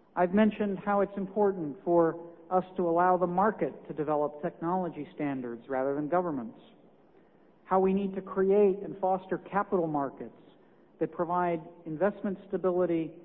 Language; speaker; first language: English; native; English